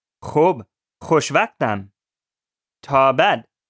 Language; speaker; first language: Persian; non-native, learner; English